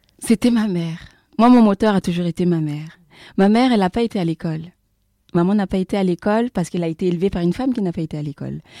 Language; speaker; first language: French; early bilingual, other home language; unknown